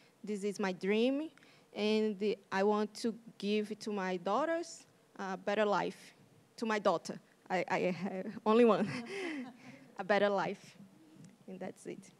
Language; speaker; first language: English; non-native, learner; Portuguese